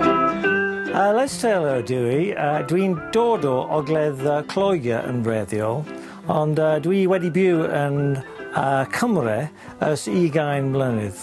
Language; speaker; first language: Welsh; non-native, learner; English